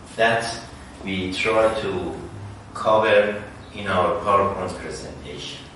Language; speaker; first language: English; non-native, fluent; Persian